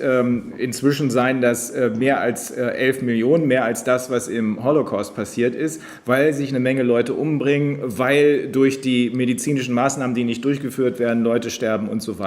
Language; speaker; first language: German; native; German